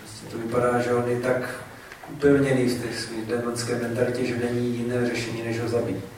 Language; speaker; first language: Czech; native; Czech